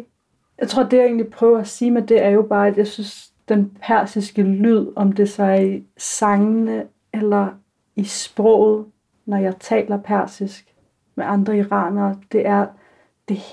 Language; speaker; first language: Danish; early bilingual, other home language; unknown